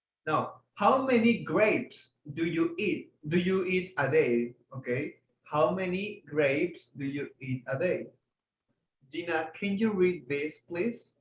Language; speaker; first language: English; non-native, fluent; Spanish